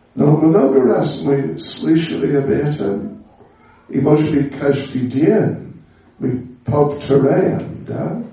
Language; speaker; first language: Russian; non-native, learner; English